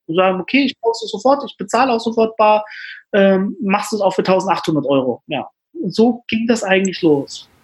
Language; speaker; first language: German; native; German